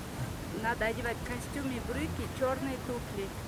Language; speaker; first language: Russian; non-native, local second language; Kyrgyz